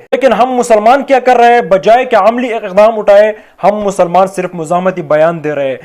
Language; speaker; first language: Urdu; non-native, local second language; Pashto